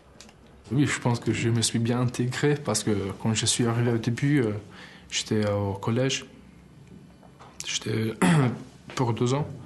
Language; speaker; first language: French; early bilingual, other home language; Albanian